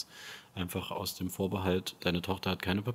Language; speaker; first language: German; native; German